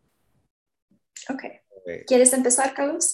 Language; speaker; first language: Spanish; non-native, learner; English